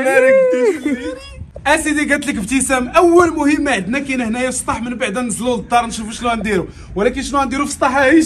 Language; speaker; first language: Arabic; native; Arabic